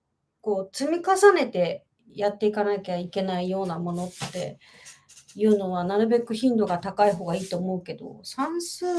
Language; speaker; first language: Japanese; native; Japanese